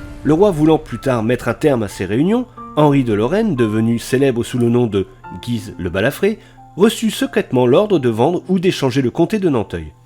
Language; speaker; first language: French; native; French